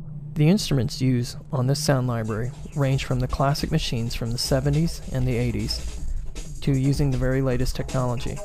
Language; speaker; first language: English; native; English